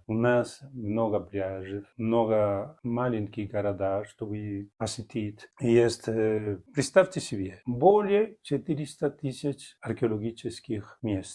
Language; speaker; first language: Russian; non-native, fluent; Spanish